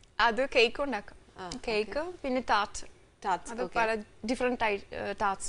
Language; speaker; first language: Malayalam; non-native, fluent; French